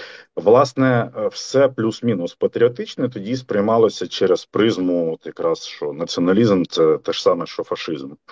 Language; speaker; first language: Ukrainian; native; Ukrainian